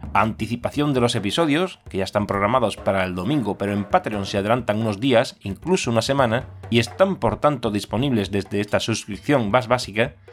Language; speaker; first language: Spanish; native; Spanish